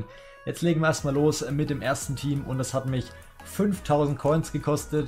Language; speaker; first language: German; native; German